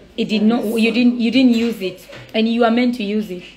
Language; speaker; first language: English; non-native, local second language; Swahili